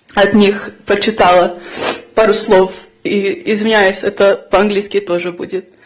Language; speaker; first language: Russian; early bilingual, heritage; Russian